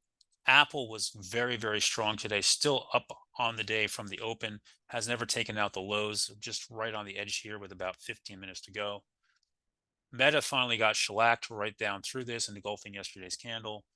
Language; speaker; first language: English; native; English